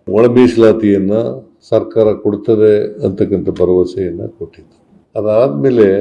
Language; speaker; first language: Kannada; native; Kannada